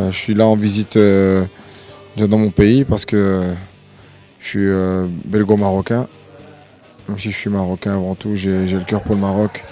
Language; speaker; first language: French; early bilingual, other home language; Arabic